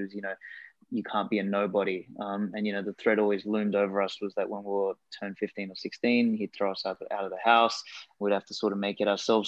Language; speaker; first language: English; non-native, local second language; Macedonian